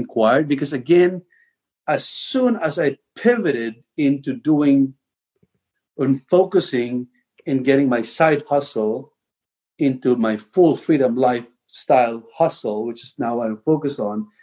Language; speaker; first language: English; non-native, local second language; Filipino